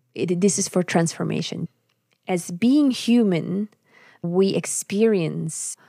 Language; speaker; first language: English; non-native, fluent; Russian